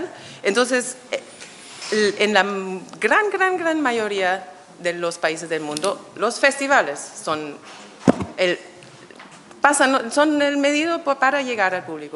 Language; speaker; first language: Spanish; non-native, fluent; German